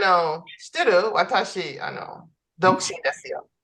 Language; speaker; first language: Japanese; non-native, learner; English